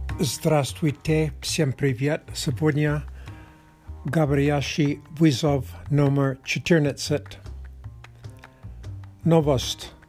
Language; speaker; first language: Russian; non-native, learner; English